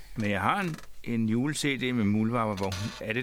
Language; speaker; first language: Danish; native; Danish